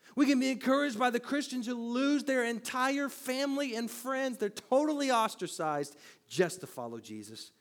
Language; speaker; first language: English; native; English